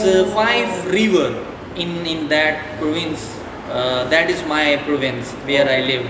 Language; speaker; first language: English; non-native, fluent; Urdu